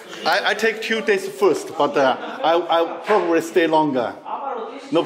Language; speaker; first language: English; non-native, learner; Chinese